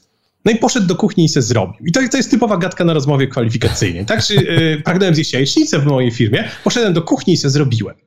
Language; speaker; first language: Polish; native; Polish